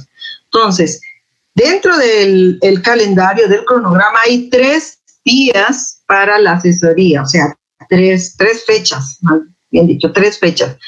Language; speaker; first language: Spanish; native; Spanish